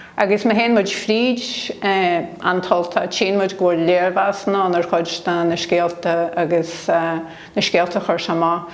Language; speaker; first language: Irish; native; Irish